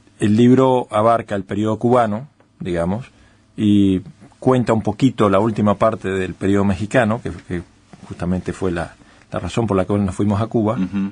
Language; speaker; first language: Spanish; native; Spanish